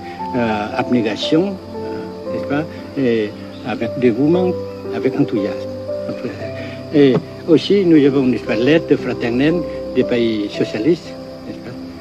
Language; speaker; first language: French; non-native, local second language; Vietnamese